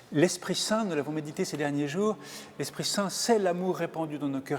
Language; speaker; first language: French; native; French